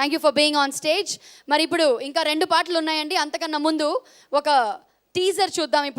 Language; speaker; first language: Telugu; native; Telugu